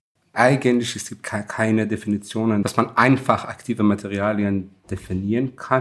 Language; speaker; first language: German; non-native, fluent; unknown